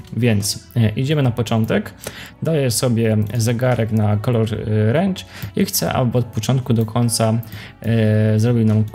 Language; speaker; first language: Polish; native; Polish